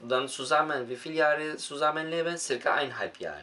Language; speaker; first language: German; non-native, learner; Turkish